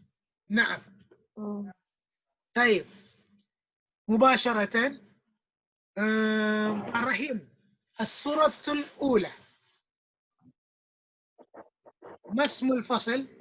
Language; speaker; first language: Arabic; non-native, fluent; Indonesian